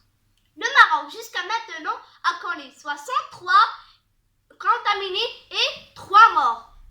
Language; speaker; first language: French; non-native, learner; Arabic